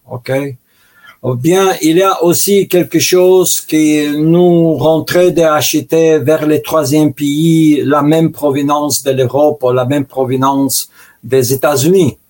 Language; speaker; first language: French; non-native, learner; Russian